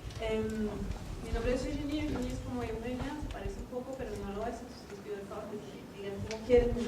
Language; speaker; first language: Spanish; non-native, fluent; French